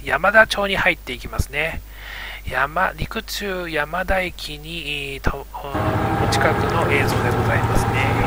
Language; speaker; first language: Japanese; native; Japanese